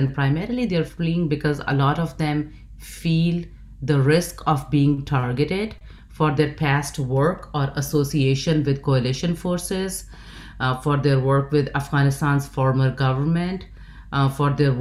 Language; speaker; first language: English; non-native, local second language; Urdu